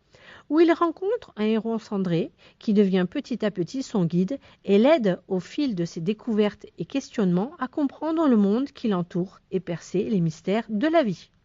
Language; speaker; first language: French; native; French